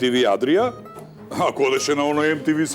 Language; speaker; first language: Macedonian; native; Macedonian